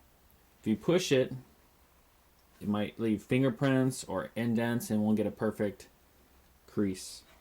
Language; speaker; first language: English; native; English